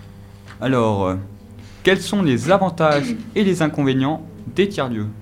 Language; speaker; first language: French; native; French